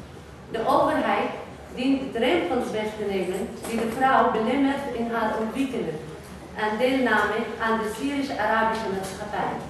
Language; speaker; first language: Dutch; non-native, fluent; Arabic